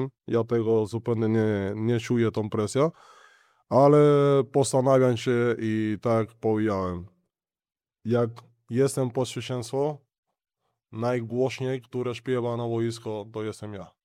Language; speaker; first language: Polish; non-native, learner; Spanish